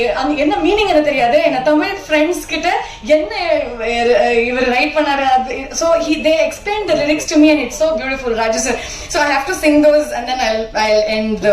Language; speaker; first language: Tamil; non-native, learner; Kannada